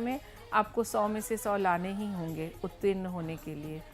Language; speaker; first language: Hindi; native; Hindi